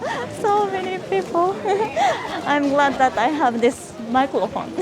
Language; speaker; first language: English; non-native, fluent; Japanese